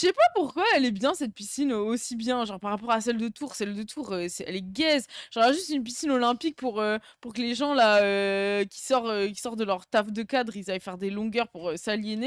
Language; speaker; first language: French; native; French